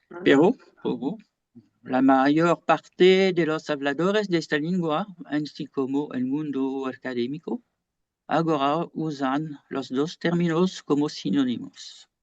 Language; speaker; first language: Spanish; non-native, fluent; French